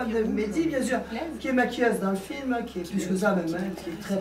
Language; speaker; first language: French; native; French